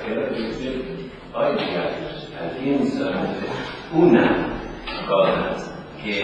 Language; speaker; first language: Spanish; non-native, learner; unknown